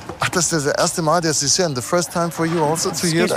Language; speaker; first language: German; native; German